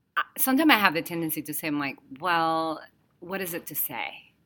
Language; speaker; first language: English; non-native, fluent; Spanish